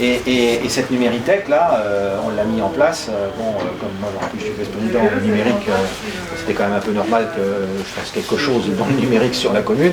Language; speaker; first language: French; native; French